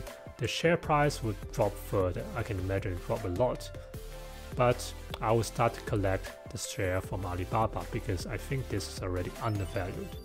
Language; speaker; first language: English; non-native, local second language; Cantonese